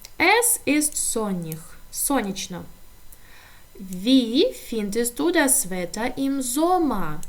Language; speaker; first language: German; non-native, learner; Ukrainian